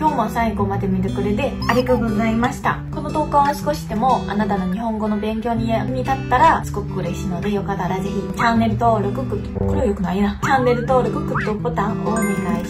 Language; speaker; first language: Japanese; non-native, fluent; Chinese